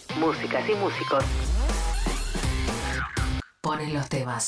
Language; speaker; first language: Spanish; native; Spanish